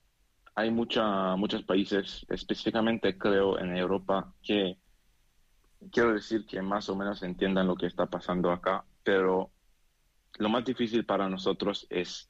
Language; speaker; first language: Spanish; non-native, learner; Hebrew